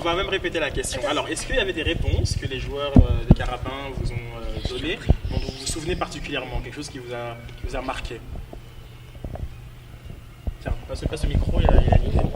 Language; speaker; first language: French; native; French